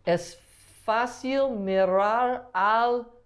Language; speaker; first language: Spanish; non-native, learner; English